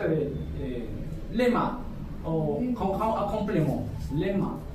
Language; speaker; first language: French; non-native, fluent; Spanish